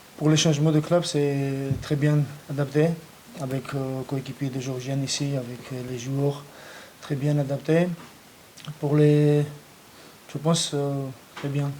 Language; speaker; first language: French; non-native, learner; Georgian